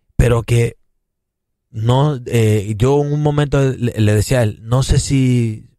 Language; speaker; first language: Spanish; native; Spanish